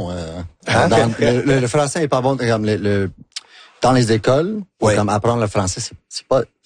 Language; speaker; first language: French; non-native, local second language; English